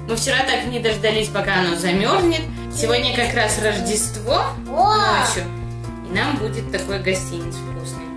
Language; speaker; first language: Russian; native; Russian